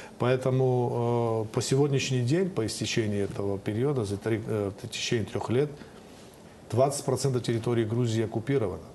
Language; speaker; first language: Russian; non-native, local second language; Georgian